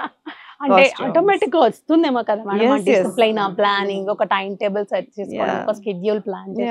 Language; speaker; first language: Telugu; native; Telugu